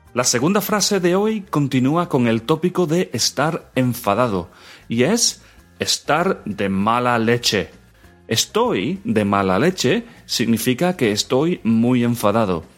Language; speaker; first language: Spanish; native; Spanish